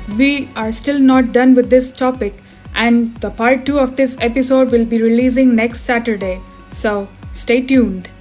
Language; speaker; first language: English; non-native, local second language; Kannada